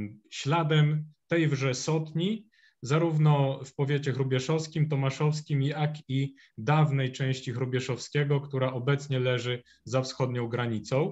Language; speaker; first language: Polish; native; Polish